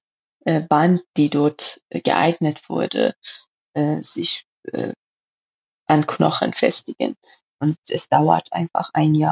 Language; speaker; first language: German; non-native, learner; Persian